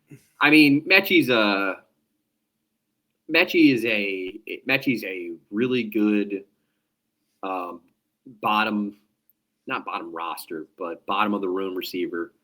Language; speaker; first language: English; native; English